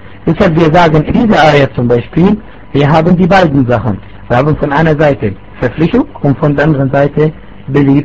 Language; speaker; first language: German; non-native, fluent; Arabic